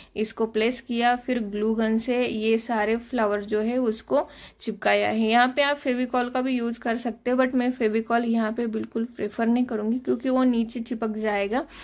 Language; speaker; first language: Hindi; non-native, local second language; Marathi